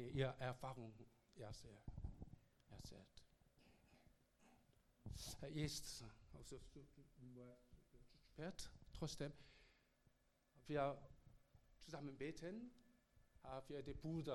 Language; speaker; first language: German; non-native, learner; Korean